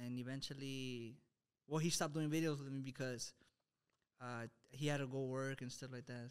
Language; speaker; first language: English; native; English